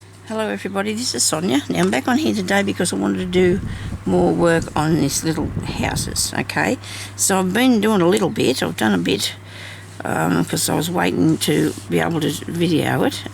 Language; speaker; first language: English; native; English